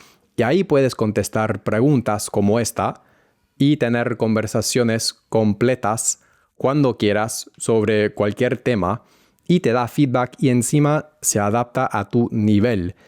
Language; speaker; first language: Spanish; non-native, fluent; English